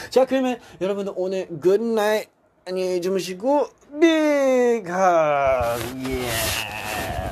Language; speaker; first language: Korean; early bilingual, heritage; Korean